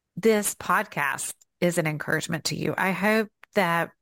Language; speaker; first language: English; native; English